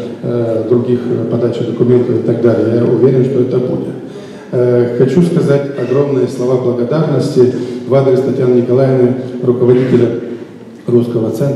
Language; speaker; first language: Russian; native; Russian